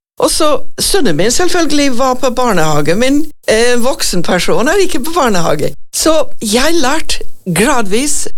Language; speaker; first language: Norwegian; non-native, fluent; English